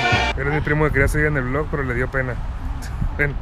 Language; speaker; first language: Spanish; native; Spanish